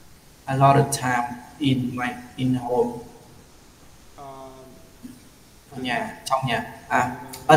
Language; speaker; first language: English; non-native, learner; Vietnamese